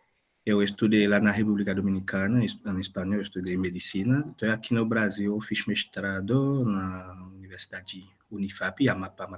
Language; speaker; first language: Portuguese; non-native, fluent; Haitian Creole